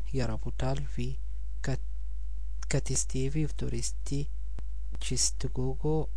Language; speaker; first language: Russian; non-native, learner; Arabic